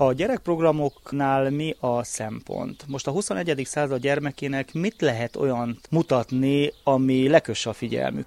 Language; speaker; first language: Hungarian; native; Hungarian